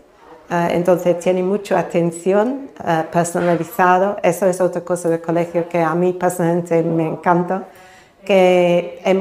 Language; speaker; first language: Spanish; non-native, fluent; English